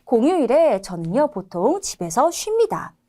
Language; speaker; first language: Korean; native; Korean